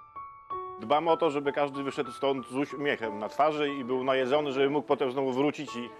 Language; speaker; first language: Polish; native; Polish